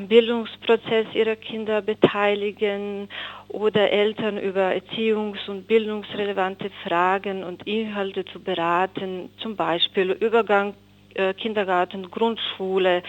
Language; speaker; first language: German; non-native, fluent; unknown